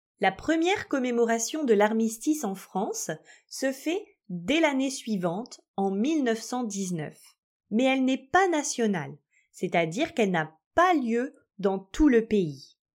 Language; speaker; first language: French; native; French